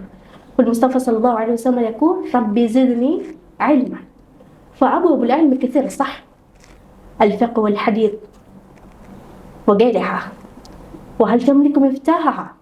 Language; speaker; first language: Arabic; non-native, learner; Indonesian